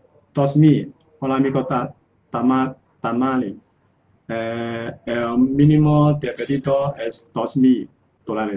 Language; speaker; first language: Spanish; non-native, learner; Chinese